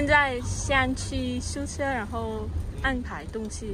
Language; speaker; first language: Chinese; non-native, learner; Vietnamese